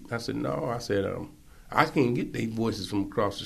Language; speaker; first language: English; native; English